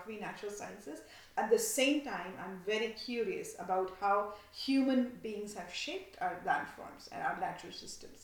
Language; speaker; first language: English; non-native, local second language; Bangla